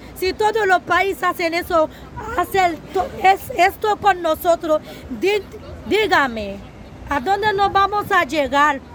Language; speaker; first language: Spanish; non-native, learner; Haitian Creole